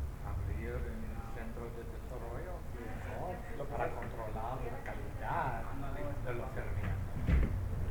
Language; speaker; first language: Spanish; non-native, fluent; English